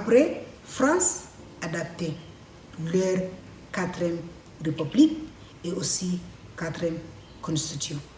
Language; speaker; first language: French; non-native, learner; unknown